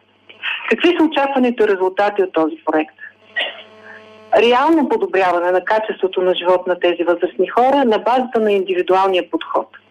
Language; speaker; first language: Bulgarian; native; Bulgarian